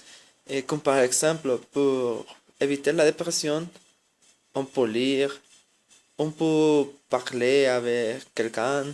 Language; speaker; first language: French; non-native, learner; Spanish